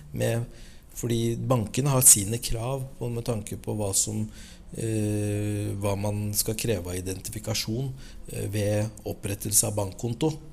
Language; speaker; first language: Norwegian; early bilingual, other home language; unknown